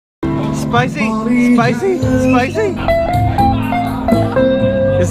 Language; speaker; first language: English; native; English